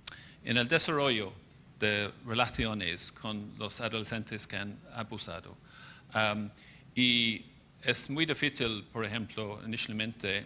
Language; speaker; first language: Spanish; non-native, fluent; English